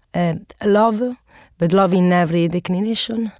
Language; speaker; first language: English; non-native, learner; Italian